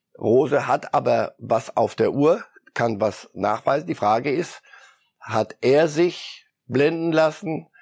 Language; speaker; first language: German; early bilingual, other home language; Polish